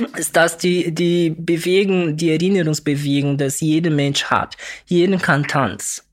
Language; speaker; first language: German; non-native, learner; Portuguese